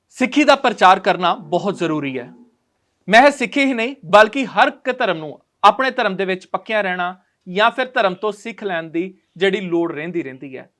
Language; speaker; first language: Punjabi; native; Punjabi